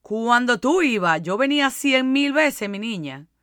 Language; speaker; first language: Spanish; early bilingual, heritage; Spanish